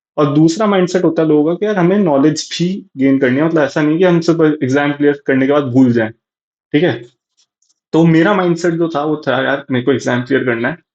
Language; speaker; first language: Hindi; native; Hindi